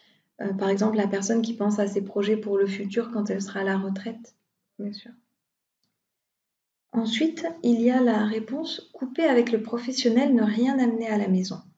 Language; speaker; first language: French; native; French